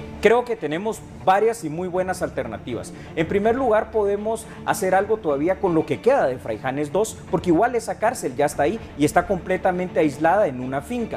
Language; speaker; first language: Spanish; native; Spanish